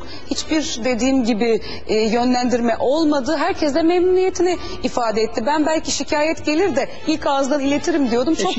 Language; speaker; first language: Turkish; native; Turkish